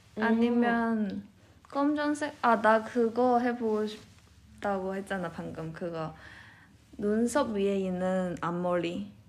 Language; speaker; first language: Korean; non-native, fluent; Cantonese